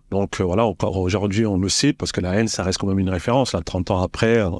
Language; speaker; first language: French; native; French